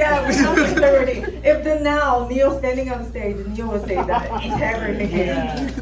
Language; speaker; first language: English; non-native, fluent; Chinese